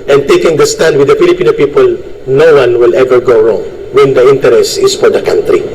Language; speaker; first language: English; non-native, local second language; Filipino